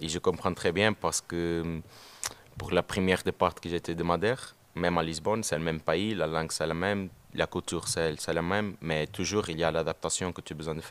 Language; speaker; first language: French; non-native, learner; Portuguese